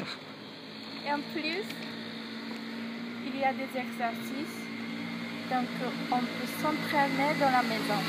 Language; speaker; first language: French; non-native, learner; Japanese